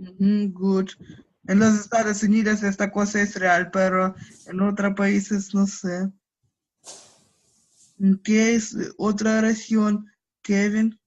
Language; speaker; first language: Spanish; non-native, learner; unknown